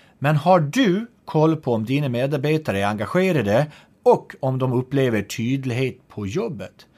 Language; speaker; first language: Swedish; native; Swedish